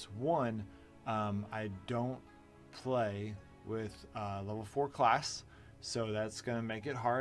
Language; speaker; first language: English; native; English